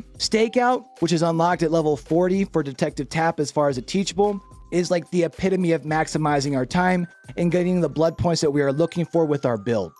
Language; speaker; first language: English; native; English